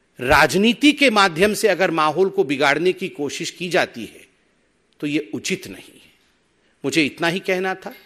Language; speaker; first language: Hindi; non-native, local second language; Odia